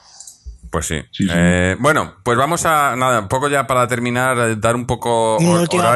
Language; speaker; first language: Spanish; native; Spanish